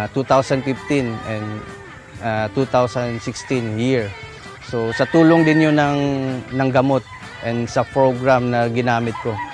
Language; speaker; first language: Filipino; non-native, local second language; Cebuano